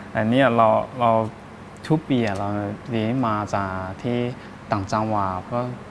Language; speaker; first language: Thai; non-native, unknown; Chinese